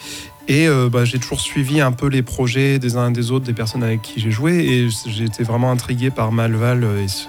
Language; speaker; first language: French; native; French